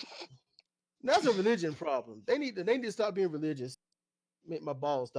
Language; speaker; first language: English; native; English